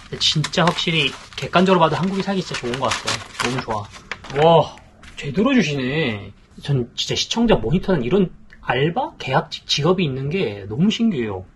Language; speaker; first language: Korean; early bilingual, heritage; Korean